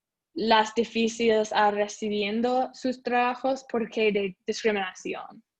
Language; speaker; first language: Spanish; non-native, learner; English